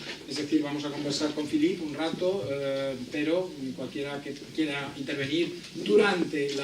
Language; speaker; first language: Spanish; native; Spanish